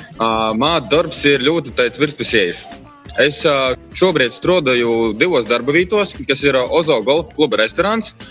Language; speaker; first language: Latvian; native; Latvian